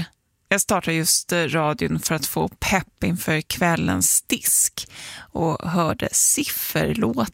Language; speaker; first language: Swedish; native; Swedish